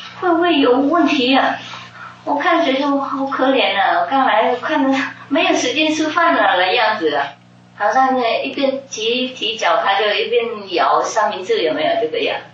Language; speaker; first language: Chinese; non-native, fluent; Vietnamese